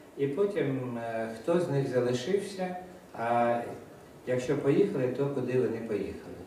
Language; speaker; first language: Ukrainian; non-native, local second language; Russian